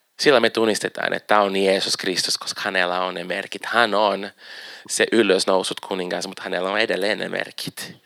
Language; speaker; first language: Finnish; non-native, fluent; Portuguese